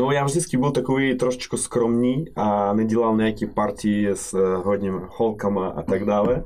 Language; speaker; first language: Czech; non-native, fluent; Russian